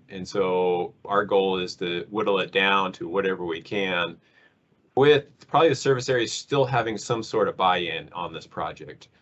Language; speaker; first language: English; native; English